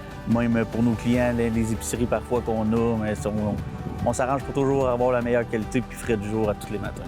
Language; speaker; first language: French; native; French